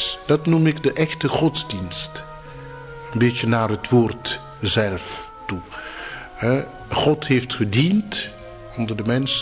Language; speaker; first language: Dutch; non-native, fluent; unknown